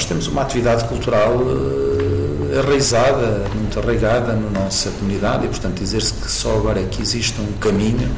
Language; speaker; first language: Portuguese; native; Portuguese